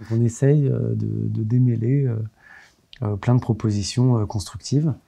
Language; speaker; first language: French; native; French